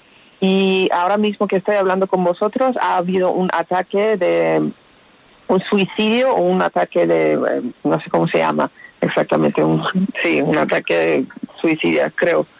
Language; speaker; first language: Spanish; non-native, fluent; Persian